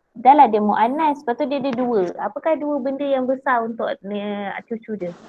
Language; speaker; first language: Malay; native; Malay